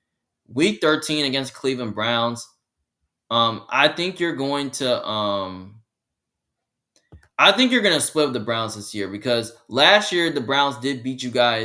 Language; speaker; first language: English; native; English